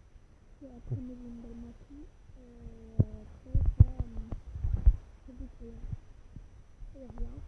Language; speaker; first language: French; non-native, local second language; Arabic